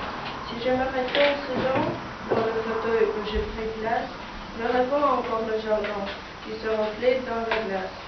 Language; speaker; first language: French; non-native, learner; Russian